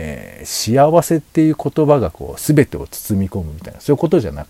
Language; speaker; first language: Japanese; native; Japanese